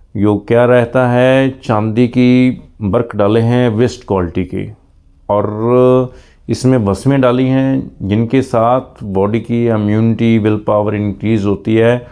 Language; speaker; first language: Hindi; non-native, local second language; Punjabi